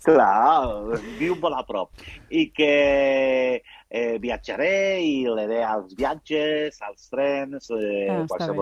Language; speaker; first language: Catalan; non-native, local second language; Spanish